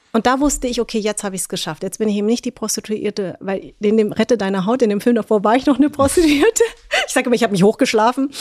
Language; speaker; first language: German; early bilingual, other home language; Vietnamese